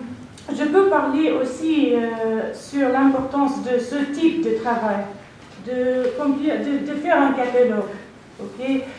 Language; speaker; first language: French; non-native, fluent; English